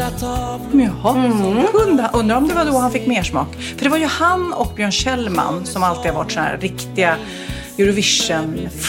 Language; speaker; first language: Swedish; native; Swedish